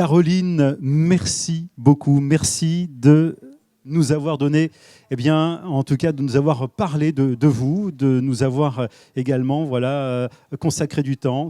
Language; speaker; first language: French; native; French